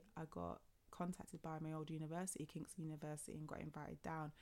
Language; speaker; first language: English; native; English